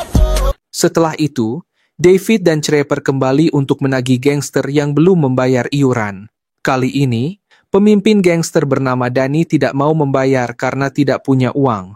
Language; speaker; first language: Indonesian; native; Indonesian